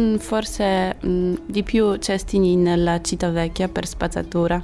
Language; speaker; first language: Italian; non-native, learner; Polish